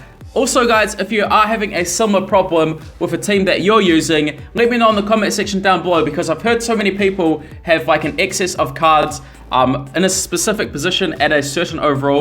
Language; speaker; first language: English; native; English